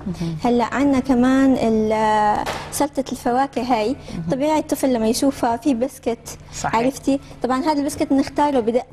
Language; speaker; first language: Arabic; native; Arabic